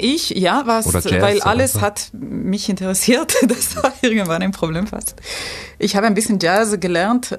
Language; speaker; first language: German; non-native, fluent; Spanish